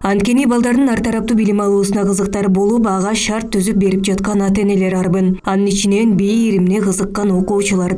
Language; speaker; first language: Kyrgyz; native; Kyrgyz